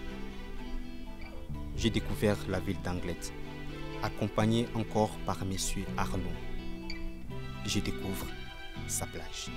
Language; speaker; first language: French; non-native, local second language; Lingala